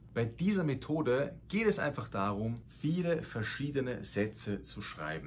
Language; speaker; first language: German; non-native, fluent; Spanish